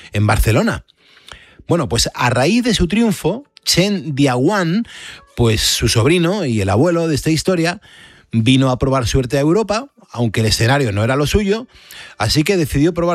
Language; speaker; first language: Spanish; native; Spanish